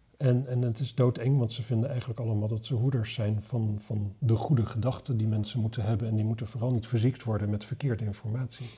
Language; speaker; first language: Dutch; native; Dutch